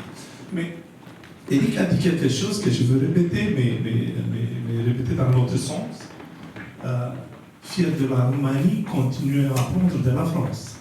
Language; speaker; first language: French; non-native, fluent; Romanian